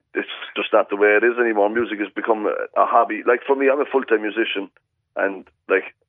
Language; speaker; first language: English; native; English